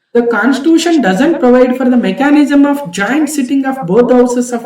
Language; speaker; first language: English; non-native, local second language; Kannada